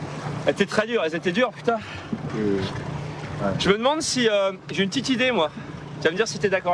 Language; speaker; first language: French; native; French